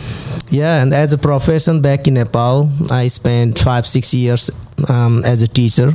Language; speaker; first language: English; non-native, local second language; Nepali